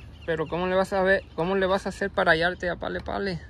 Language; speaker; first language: Spanish; native; Spanish